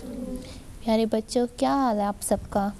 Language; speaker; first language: Urdu; native; Urdu